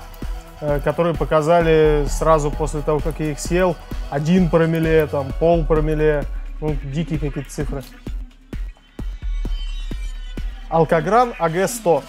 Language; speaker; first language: Russian; native; Russian